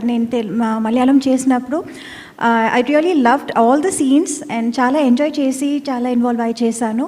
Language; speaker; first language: Telugu; non-native, fluent; Tamil